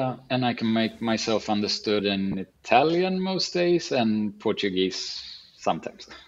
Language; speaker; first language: English; non-native, fluent; Spanish